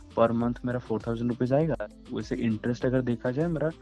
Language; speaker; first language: Hindi; non-native, local second language; Odia